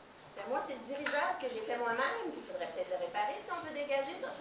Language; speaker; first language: French; native; French